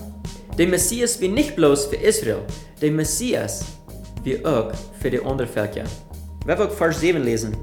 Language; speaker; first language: German; non-native, learner; Afrikaans